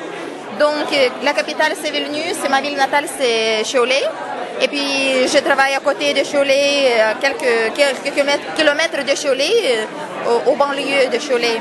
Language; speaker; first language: French; non-native, fluent; Lithuanian